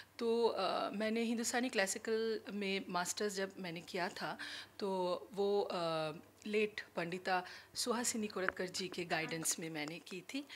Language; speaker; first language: Hindi; non-native, local second language; Bangla